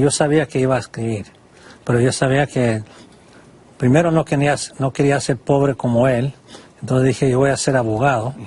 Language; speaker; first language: Spanish; non-native, fluent; English